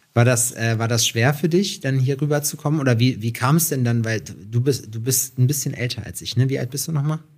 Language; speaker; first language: German; native; German